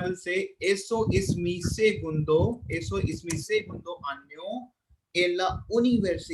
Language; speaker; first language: Spanish; non-native, fluent; Hindi